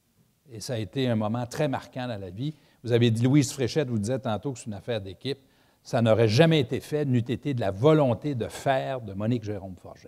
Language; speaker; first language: French; native; French